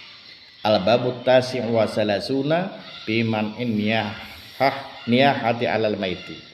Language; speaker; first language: Arabic; non-native, fluent; Banjar